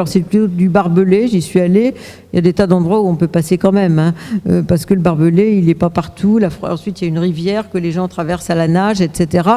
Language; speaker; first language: French; native; French